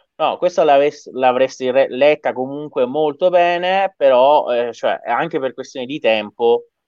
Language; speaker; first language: Italian; non-native, fluent; Persian